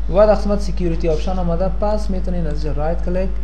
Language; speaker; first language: Persian; native; Persian